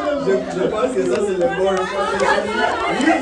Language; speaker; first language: French; non-native, learner; Ukrainian